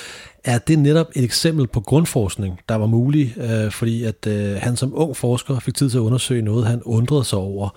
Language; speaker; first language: Danish; native; Danish